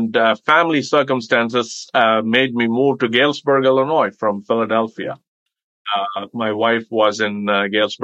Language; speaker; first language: English; non-native, local second language; Tamil